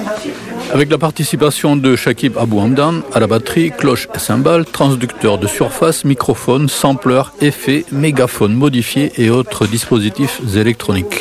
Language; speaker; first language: French; native; French